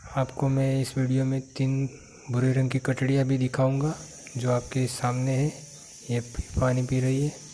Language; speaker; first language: Hindi; non-native, local second language; Gujarati